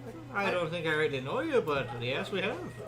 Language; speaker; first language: English; native; English